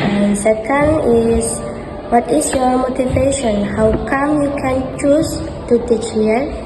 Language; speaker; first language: English; non-native, learner; Indonesian